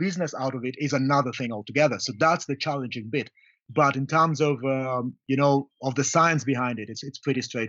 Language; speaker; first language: English; non-native, local second language; Luyia